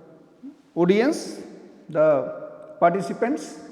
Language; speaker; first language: English; non-native, local second language; Hindi